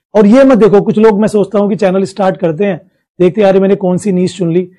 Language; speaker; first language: Hindi; native; Hindi